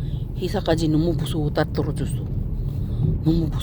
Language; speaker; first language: Korean; non-native, learner; Filipino